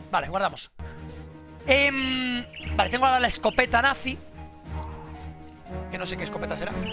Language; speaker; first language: Spanish; native; Spanish